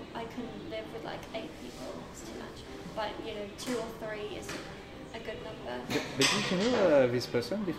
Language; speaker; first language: English; native; English